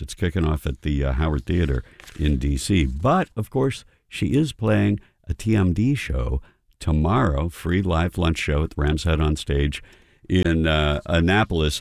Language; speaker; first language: English; native; English